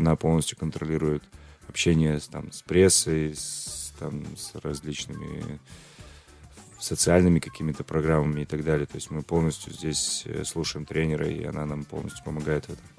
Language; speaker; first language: Russian; native; Russian